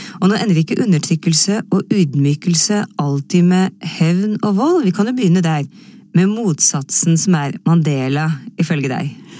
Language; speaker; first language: Norwegian; native; Norwegian